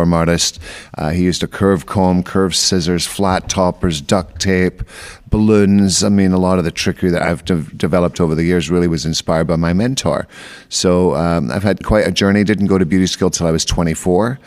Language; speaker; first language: English; native; English